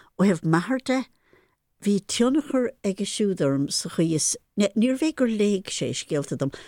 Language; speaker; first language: Irish; non-native, local second language; English